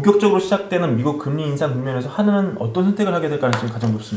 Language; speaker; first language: Korean; native; Korean